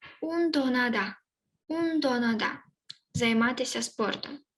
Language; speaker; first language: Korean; non-native, fluent; Ukrainian